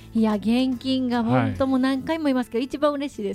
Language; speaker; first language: Japanese; native; Japanese